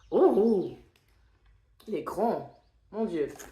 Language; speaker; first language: French; non-native, fluent; English